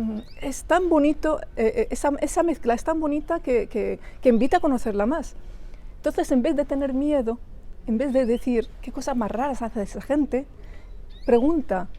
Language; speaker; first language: Spanish; early bilingual, other home language; Arabic